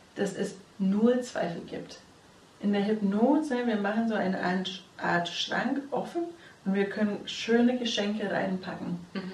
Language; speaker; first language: German; non-native, fluent; English